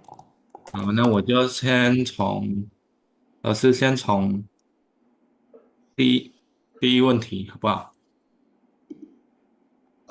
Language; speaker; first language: Chinese; non-native, fluent; Indonesian